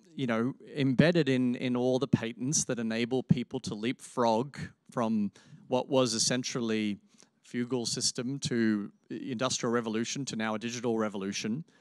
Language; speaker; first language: English; native; English